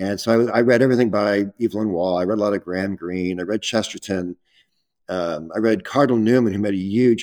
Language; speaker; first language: English; native; English